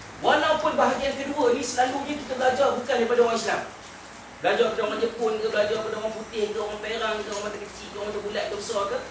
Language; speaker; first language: Malay; native; Malay